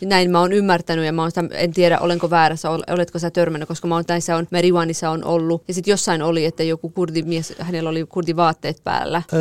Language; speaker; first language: Finnish; early bilingual, other home language; Kurdish